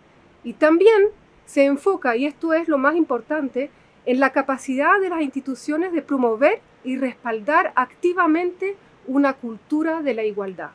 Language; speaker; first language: Spanish; native; Spanish